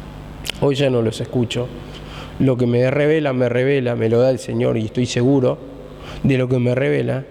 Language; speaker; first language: Spanish; native; Spanish